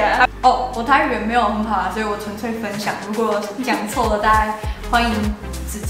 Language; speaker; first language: Chinese; native; Chinese